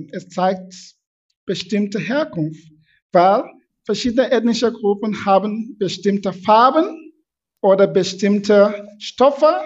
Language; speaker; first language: German; non-native, fluent; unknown